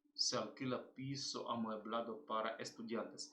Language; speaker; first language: Spanish; non-native, learner; Ukrainian